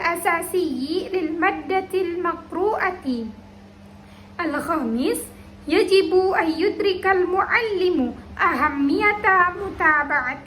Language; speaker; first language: Arabic; non-native, learner; Indonesian